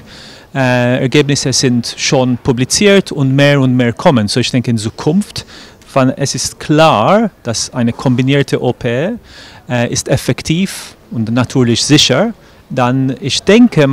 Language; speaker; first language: German; non-native, fluent; English